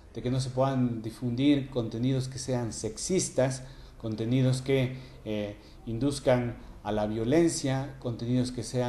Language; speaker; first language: Spanish; native; Spanish